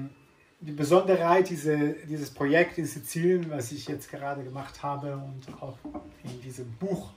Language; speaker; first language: German; non-native, fluent; Italian